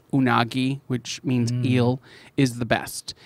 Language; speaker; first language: English; native; English